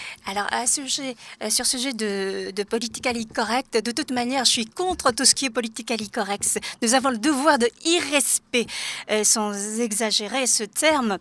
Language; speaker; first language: French; non-native, fluent; Japanese